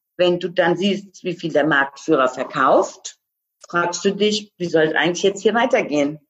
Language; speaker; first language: German; non-native, fluent; Croatian